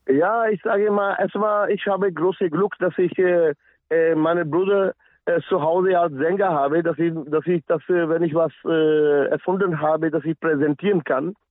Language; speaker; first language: German; non-native, fluent; Punjabi